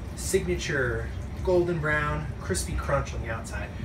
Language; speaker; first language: English; native; English